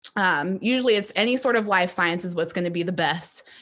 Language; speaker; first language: English; native; English